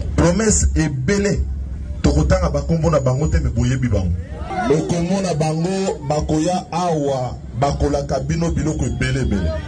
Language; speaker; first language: Lingala; native; Lingala